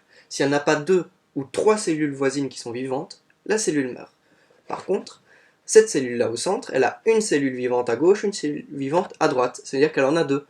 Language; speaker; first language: French; native; French